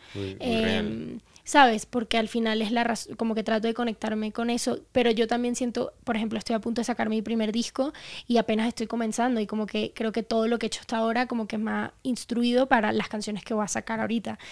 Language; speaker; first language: Spanish; native; Spanish